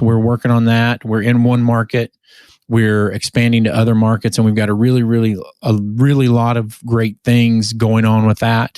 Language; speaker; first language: English; native; English